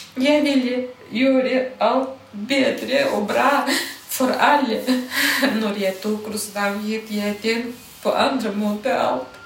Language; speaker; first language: Norwegian; non-native, learner; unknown